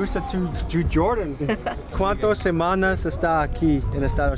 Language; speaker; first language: Spanish; non-native, learner; English